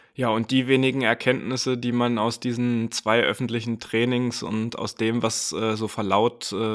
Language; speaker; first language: German; native; German